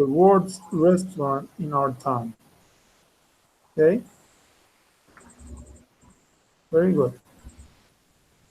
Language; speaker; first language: English; non-native, fluent; Spanish